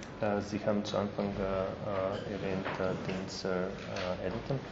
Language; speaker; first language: German; non-native, fluent; Slovenian